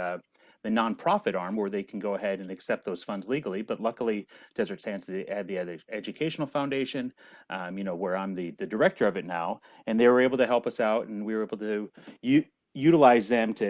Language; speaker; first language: English; native; English